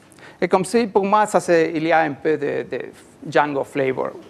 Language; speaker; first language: French; non-native, learner; Spanish